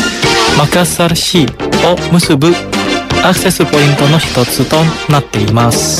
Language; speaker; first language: Japanese; non-native, fluent; Indonesian